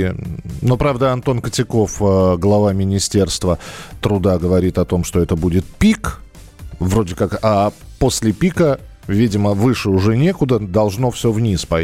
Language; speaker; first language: Russian; native; Russian